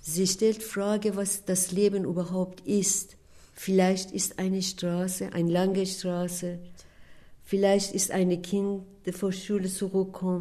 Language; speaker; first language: German; non-native, fluent; Persian